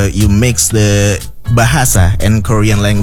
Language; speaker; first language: English; non-native, fluent; Indonesian